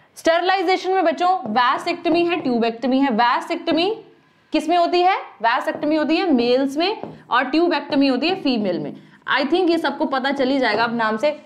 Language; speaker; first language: Hindi; native; Hindi